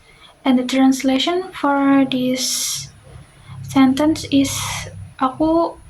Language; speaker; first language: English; non-native, learner; Indonesian